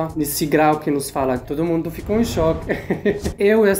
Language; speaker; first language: Portuguese; non-native, fluent; Arabic